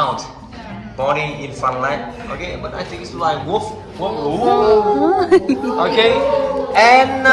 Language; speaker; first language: English; non-native, fluent; Vietnamese